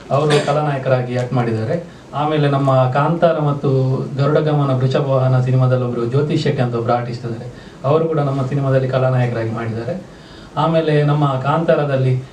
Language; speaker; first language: Kannada; non-native, local second language; Tulu